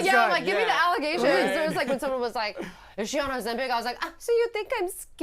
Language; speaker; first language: English; native; English